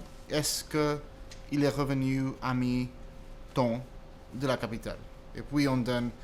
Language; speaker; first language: French; non-native, fluent; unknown